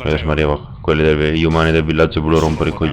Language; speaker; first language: Italian; native; Italian